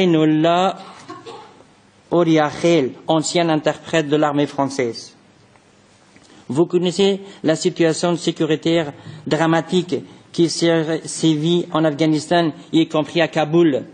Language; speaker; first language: French; non-native, fluent; Persian